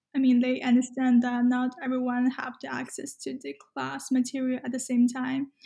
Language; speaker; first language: English; non-native, fluent; Chinese